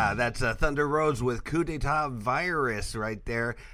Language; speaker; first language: English; native; English